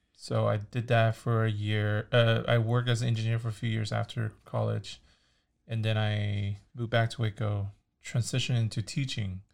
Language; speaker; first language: English; early bilingual, other home language; Chinese